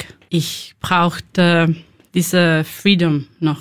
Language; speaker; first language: German; non-native, learner; Spanish